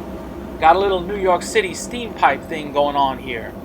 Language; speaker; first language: English; native; English